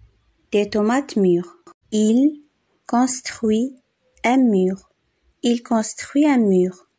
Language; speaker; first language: French; non-native, fluent; Arabic